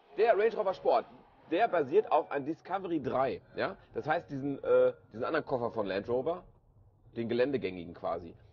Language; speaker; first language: German; native; German